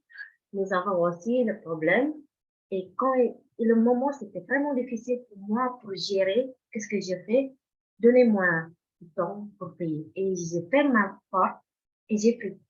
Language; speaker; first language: French; non-native, fluent; Indonesian